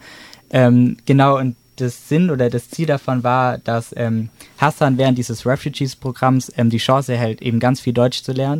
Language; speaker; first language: German; native; German